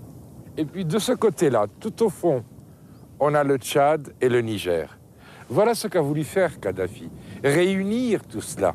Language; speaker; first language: French; native; French